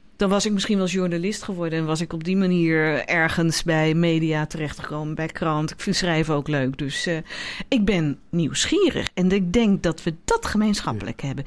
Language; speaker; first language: Dutch; native; Dutch